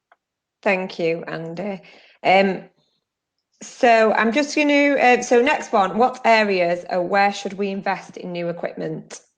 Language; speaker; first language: English; native; English